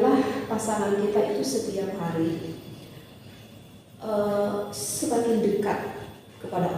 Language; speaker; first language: Indonesian; native; Indonesian